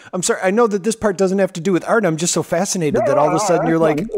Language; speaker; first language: English; native; English